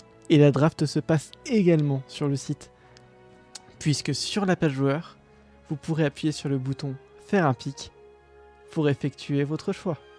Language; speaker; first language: French; native; French